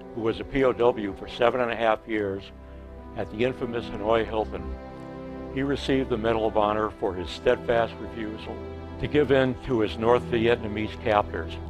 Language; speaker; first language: English; native; English